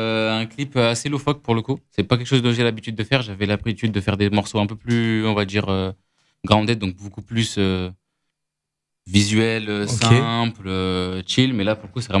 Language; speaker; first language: French; native; French